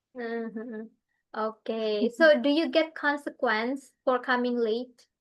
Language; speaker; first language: English; non-native, fluent; Indonesian